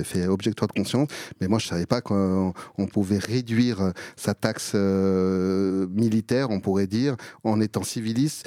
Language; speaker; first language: French; native; French